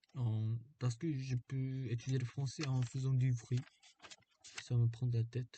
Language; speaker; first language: French; non-native, fluent; Korean